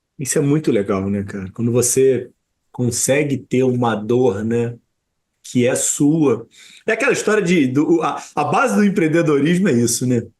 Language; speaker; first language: Portuguese; native; Portuguese